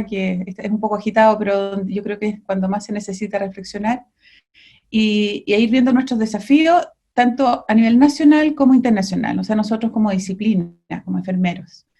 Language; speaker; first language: Spanish; native; Spanish